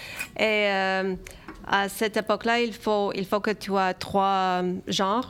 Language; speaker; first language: French; early bilingual, other home language; Romanian